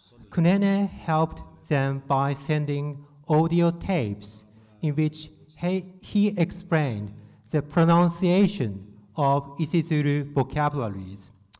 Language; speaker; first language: English; non-native, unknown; Japanese